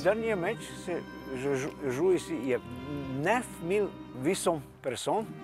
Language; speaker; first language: French; non-native, learner; Croatian